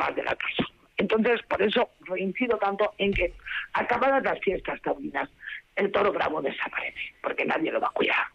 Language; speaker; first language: Spanish; native; Spanish